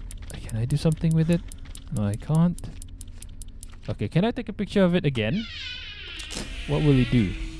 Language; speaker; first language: English; non-native, local second language; Malay